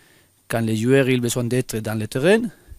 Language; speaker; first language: French; non-native, fluent; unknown